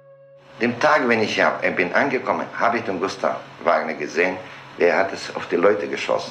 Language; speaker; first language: German; non-native, learner; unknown